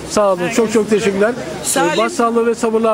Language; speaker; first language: Turkish; native; Turkish